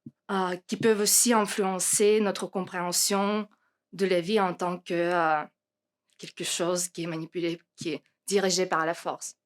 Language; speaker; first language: French; non-native, fluent; Russian